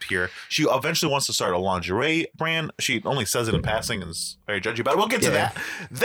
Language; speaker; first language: English; non-native, fluent; Spanish